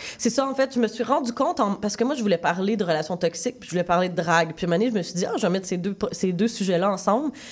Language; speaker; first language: French; native; French